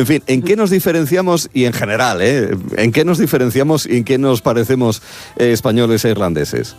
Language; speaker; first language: Spanish; native; Spanish